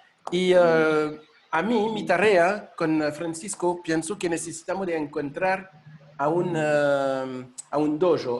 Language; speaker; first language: Spanish; non-native, fluent; French